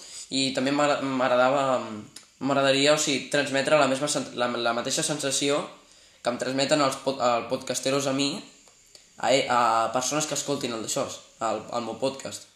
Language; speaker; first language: Catalan; non-native, local second language; Spanish